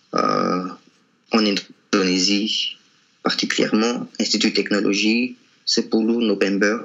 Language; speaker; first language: French; non-native, local second language; Malagasy